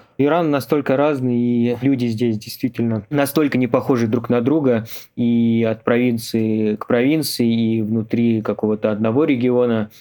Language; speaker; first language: Russian; native; Russian